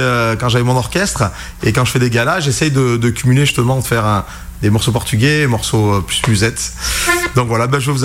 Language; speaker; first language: French; native; French